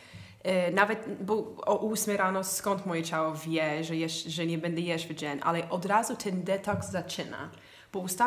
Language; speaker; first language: Polish; non-native, fluent; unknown